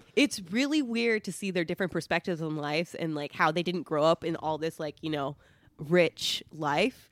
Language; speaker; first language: English; native; English